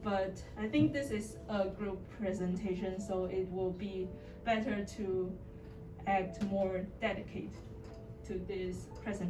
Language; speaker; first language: English; non-native, learner; Chinese